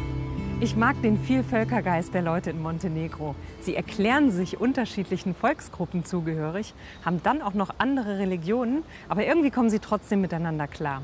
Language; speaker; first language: German; native; German